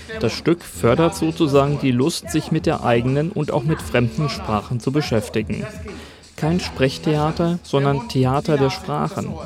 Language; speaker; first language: German; native; German